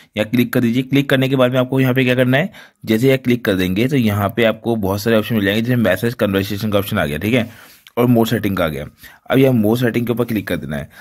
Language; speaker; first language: Hindi; native; Hindi